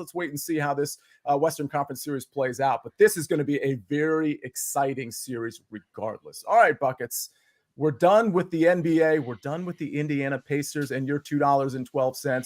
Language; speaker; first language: English; native; English